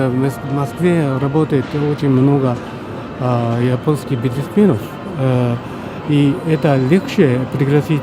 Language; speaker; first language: Russian; non-native, fluent; Japanese